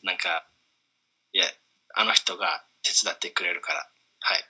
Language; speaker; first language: Japanese; non-native, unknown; English